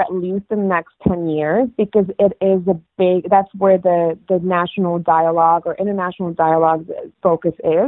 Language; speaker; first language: English; non-native, fluent; Arabic